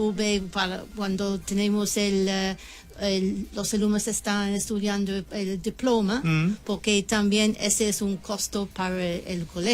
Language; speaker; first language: Spanish; non-native, learner; English